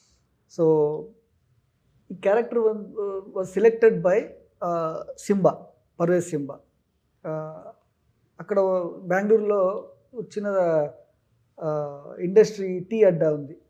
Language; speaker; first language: Telugu; non-native, learner; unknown